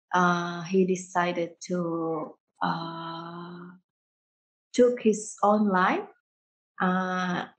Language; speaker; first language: English; early bilingual, heritage; Indonesian